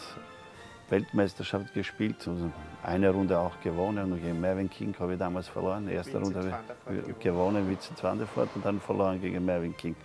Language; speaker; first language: German; non-native, fluent; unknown